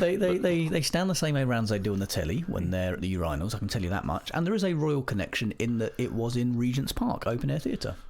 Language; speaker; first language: English; native; English